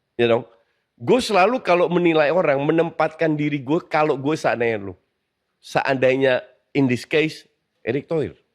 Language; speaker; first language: Indonesian; non-native, fluent; Dutch